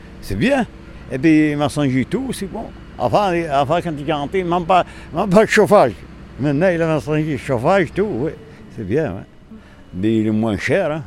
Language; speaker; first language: French; non-native, local second language; Arabic